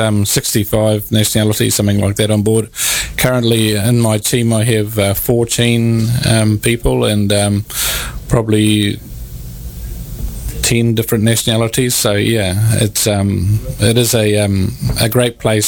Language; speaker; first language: English; native; English